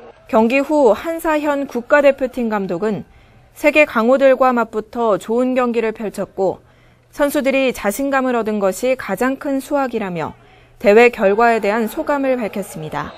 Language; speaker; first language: Korean; native; Korean